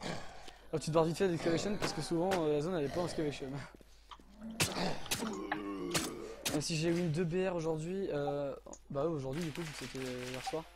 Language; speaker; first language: French; native; French